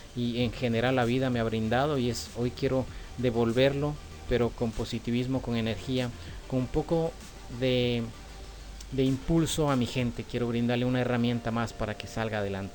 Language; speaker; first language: Spanish; native; Spanish